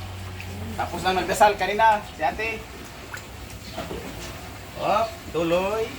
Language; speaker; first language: Filipino; non-native, local second language; Cebuano